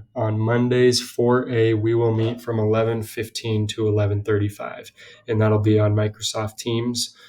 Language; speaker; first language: English; native; English